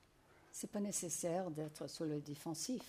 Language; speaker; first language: French; native; French